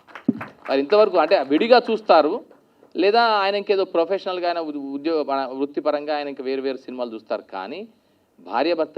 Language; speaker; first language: Telugu; native; Telugu